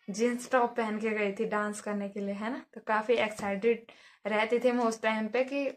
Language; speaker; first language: Hindi; native; Hindi